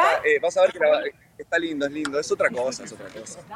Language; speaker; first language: Spanish; native; Spanish